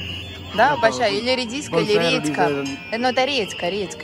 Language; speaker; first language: Russian; native; Russian